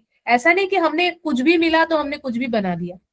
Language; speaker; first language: Hindi; native; Hindi